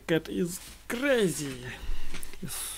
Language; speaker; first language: English; non-native, learner; Russian